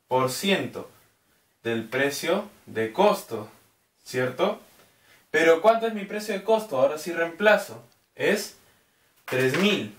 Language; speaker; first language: Spanish; native; Spanish